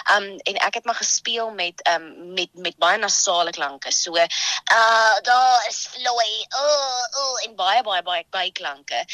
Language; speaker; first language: Afrikaans; native; Afrikaans